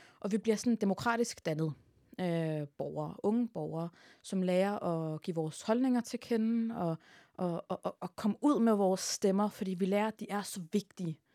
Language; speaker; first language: Danish; early bilingual, other home language; Arabic